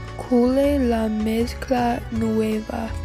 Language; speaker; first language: Spanish; non-native, learner; English